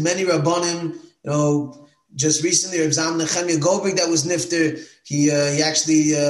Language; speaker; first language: English; native; English